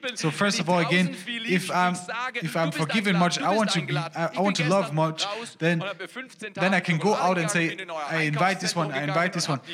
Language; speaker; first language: English; non-native, fluent; German